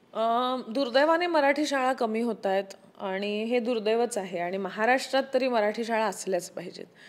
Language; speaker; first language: Marathi; native; Marathi